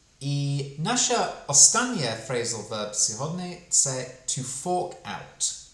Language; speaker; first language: Ukrainian; non-native, fluent; English